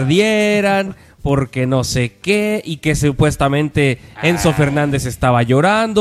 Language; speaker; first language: Spanish; native; Spanish